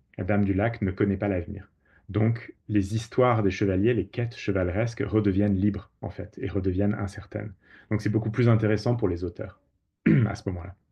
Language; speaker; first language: French; native; French